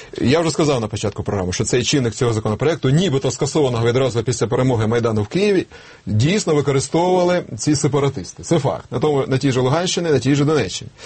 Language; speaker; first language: Ukrainian; native; Ukrainian